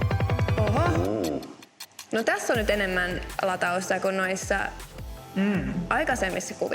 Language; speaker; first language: Finnish; native; Finnish